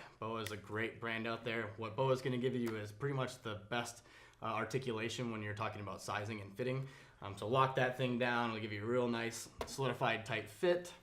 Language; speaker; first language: English; native; English